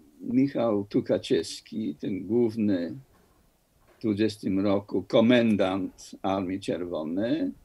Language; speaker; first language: Polish; non-native, fluent; English